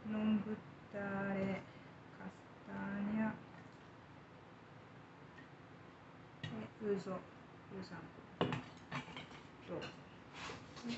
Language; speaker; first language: Italian; non-native, learner; Japanese